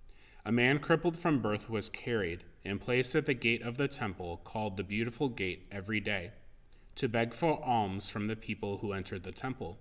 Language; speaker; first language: English; native; English